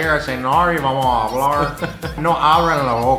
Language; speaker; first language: Spanish; non-native, fluent; English